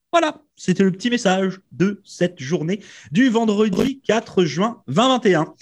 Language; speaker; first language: French; native; French